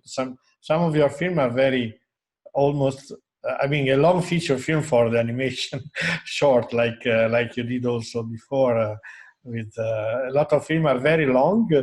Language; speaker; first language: English; non-native, fluent; Italian